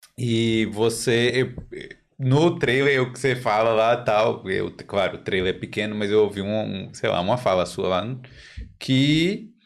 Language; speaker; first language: Portuguese; native; Portuguese